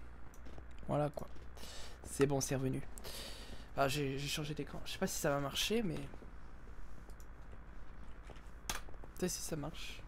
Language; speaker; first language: French; native; French